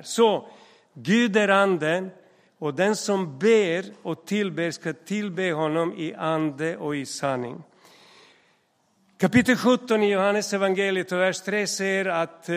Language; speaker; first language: Swedish; non-native, fluent; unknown